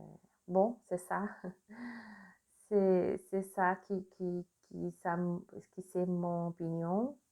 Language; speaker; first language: French; non-native, learner; Portuguese